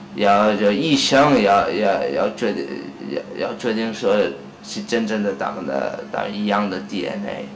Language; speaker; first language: Chinese; non-native, fluent; Spanish